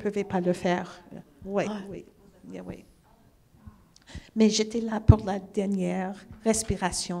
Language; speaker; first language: French; non-native, fluent; English